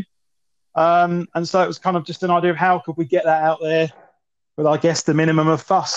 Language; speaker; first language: English; native; English